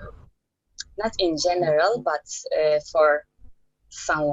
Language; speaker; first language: English; non-native, learner; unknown